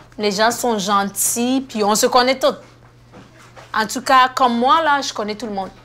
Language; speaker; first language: French; non-native, fluent; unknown